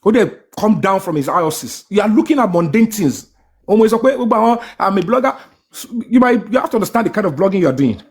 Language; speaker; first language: English; non-native, local second language; Yoruba